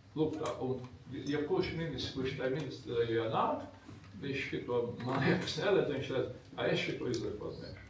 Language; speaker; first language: Latvian; native; Latvian